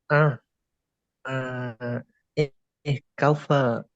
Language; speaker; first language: German; non-native, learner; Indonesian